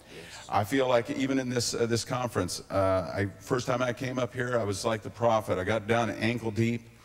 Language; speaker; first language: English; native; English